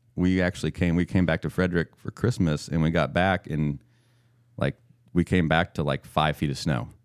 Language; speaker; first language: English; native; English